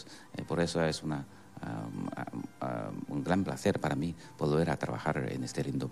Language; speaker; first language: Spanish; non-native, fluent; Chinese